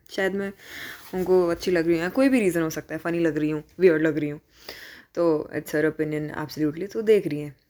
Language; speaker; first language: Hindi; native; Hindi